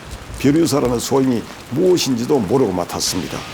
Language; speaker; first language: Korean; native; Korean